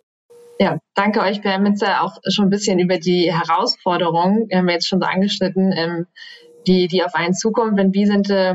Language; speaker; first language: German; native; German